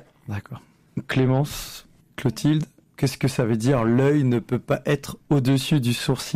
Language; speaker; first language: French; native; French